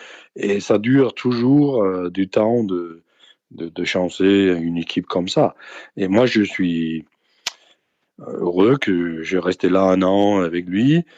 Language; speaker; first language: French; non-native, fluent; Danish